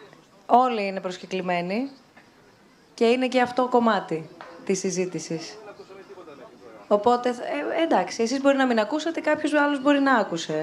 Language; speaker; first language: Greek; native; Greek